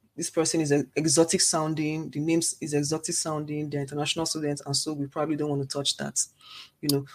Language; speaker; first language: English; non-native, local second language; Igbo